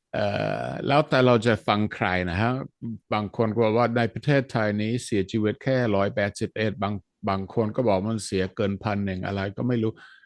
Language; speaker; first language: Thai; non-native, fluent; Dutch